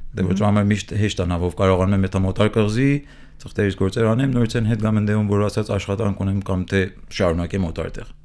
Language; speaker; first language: Armenian; early bilingual, heritage; Armenian